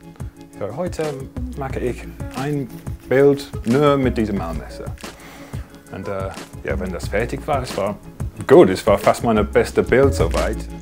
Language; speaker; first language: German; non-native, fluent; English